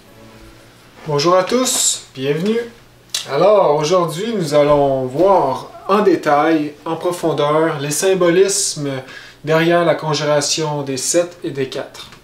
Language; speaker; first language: French; native; French